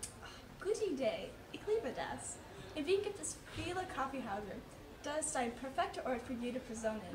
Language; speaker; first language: German; non-native, learner; English